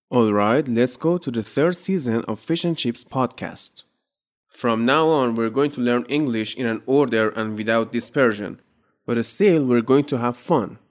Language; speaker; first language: English; non-native, fluent; Persian